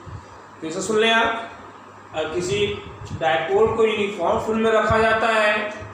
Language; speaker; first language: Hindi; native; Hindi